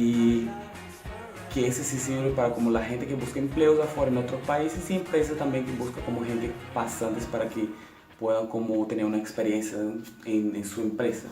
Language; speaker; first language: Spanish; non-native, local second language; Portuguese